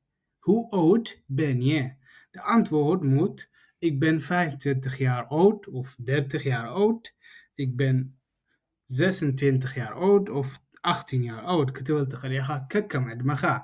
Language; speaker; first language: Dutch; non-native, learner; Tigrinya